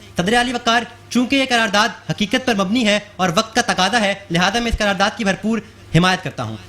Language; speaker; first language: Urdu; native; Urdu